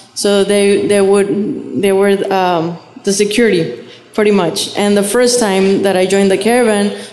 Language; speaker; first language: English; non-native, fluent; Spanish